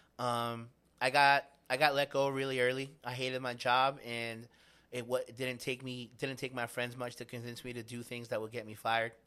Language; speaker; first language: English; native; English